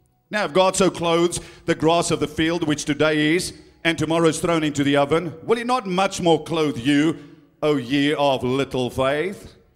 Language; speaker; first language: English; non-native, local second language; Afrikaans